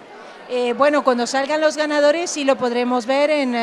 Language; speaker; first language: Spanish; native; Spanish